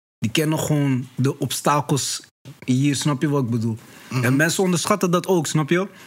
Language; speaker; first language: Dutch; early bilingual, other home language; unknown